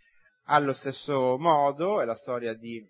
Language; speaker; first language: Italian; native; Italian